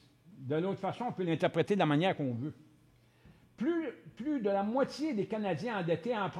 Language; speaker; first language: French; native; French